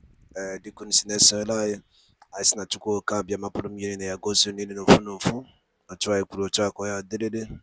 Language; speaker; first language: Igbo; native; Igbo